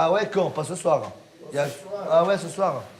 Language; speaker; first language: French; native; French